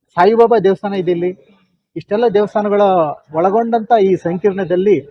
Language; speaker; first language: Kannada; native; Kannada